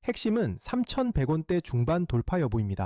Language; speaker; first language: Korean; native; Korean